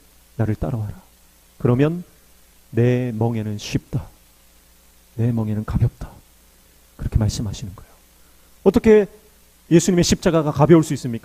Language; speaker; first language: Korean; native; Korean